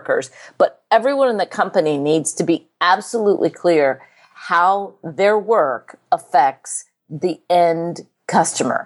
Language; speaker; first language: English; native; English